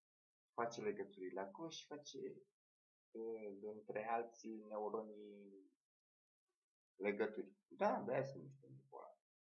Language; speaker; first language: Romanian; native; Romanian